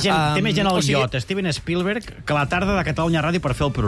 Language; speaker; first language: Catalan; native; Catalan